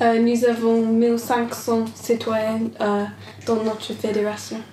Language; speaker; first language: French; non-native, learner; English